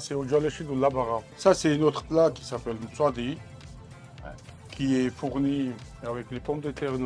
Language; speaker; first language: French; non-native, learner; Georgian